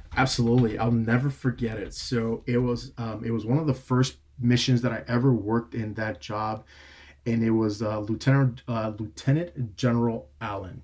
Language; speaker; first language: English; non-native, fluent; Spanish